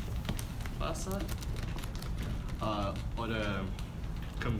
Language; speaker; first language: German; non-native, learner; English